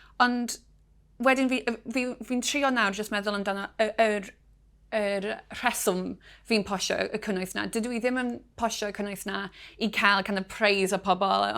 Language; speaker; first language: Welsh; non-native, local second language; English